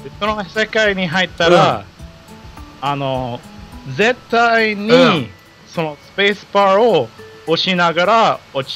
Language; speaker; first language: Japanese; non-native, fluent; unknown